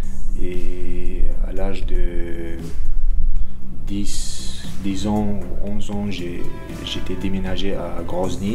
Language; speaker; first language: French; non-native, learner; Chechen